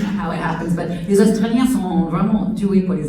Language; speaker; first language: French; native; French